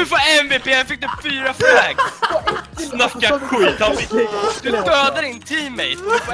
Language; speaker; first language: Swedish; native; Swedish